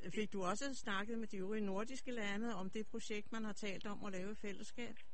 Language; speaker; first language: Danish; native; Danish